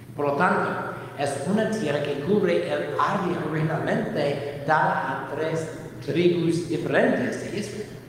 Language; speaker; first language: Spanish; non-native, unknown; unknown